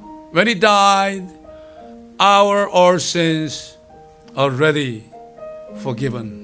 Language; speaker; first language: English; non-native, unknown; Korean